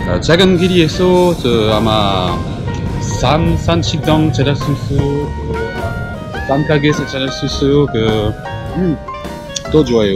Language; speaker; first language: Korean; non-native, learner; French